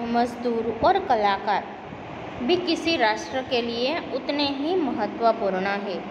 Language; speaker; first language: Hindi; non-native, local second language; Gujarati